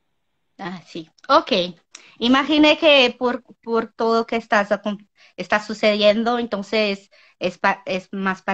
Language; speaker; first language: Spanish; non-native, learner; Portuguese